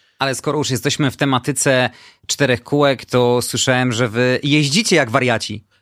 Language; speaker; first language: Polish; native; Polish